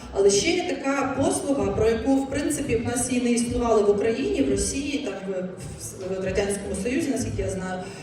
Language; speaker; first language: Ukrainian; non-native, local second language; Russian